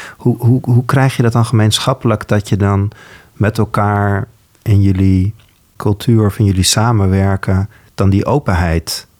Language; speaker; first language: Dutch; native; Dutch